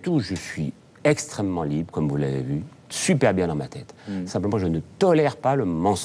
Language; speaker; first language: French; native; French